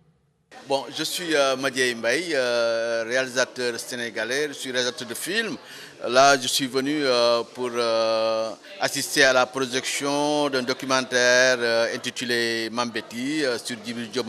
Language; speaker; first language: French; non-native, local second language; Wolof